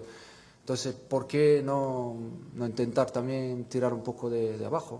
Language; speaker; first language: Spanish; non-native, fluent; French